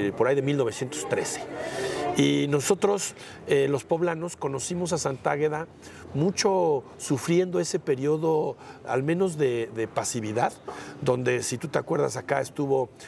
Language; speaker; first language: Spanish; native; Spanish